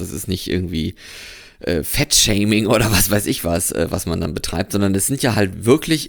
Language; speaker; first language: German; native; German